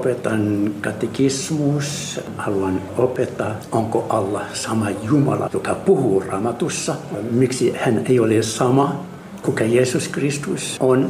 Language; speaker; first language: Finnish; non-native, learner; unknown